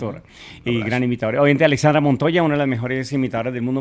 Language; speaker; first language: Spanish; native; Spanish